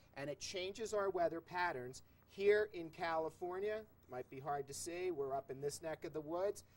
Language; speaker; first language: English; native; English